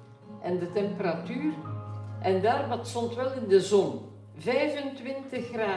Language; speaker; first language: Dutch; native; Dutch